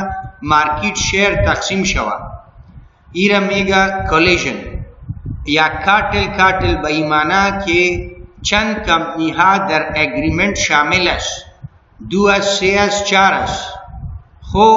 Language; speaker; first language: Persian; non-native, local second language; Pashto